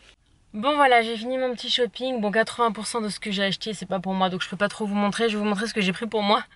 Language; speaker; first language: French; native; French